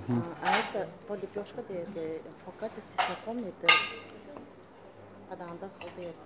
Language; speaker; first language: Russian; non-native, local second language; Tuvinian